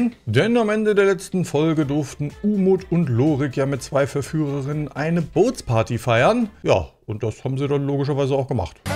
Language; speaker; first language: German; native; German